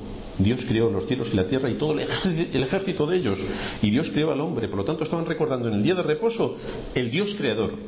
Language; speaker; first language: Spanish; native; Spanish